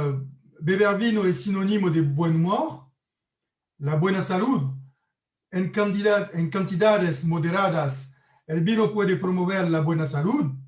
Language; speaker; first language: Spanish; non-native, learner; French